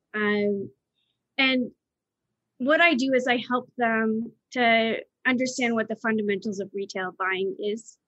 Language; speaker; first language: English; native; English